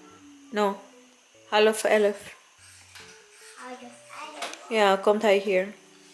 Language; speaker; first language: Dutch; non-native, learner; Cebuano